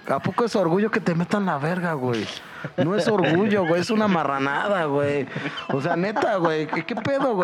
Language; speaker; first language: Spanish; native; Spanish